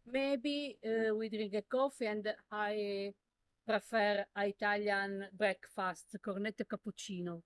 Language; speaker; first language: English; non-native, learner; Italian